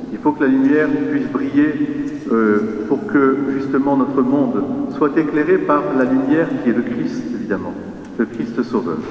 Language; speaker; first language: French; native; French